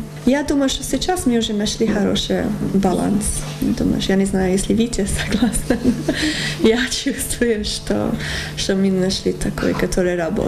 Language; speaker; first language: Russian; non-native, learner; English